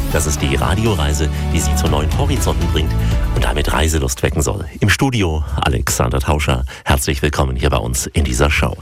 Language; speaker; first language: German; native; German